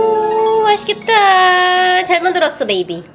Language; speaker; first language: Korean; non-native, learner; Filipino